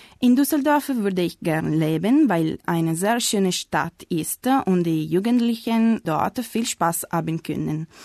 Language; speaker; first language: German; non-native, fluent; Italian